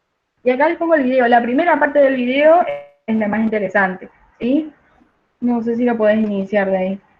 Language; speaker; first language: Spanish; native; Spanish